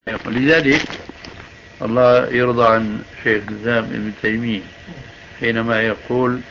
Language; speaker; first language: Arabic; early bilingual, other home language; Albanian